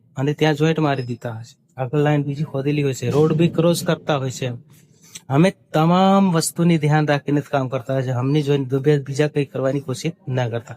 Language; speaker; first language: Gujarati; non-native, local second language; Bhili